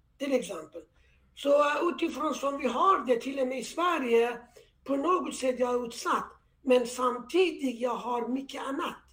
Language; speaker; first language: Swedish; non-native, fluent; Persian